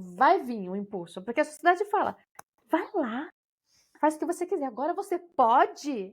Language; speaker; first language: Portuguese; native; Portuguese